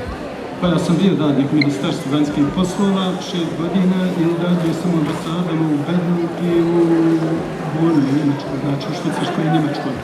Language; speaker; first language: Bosnian; native; Bosnian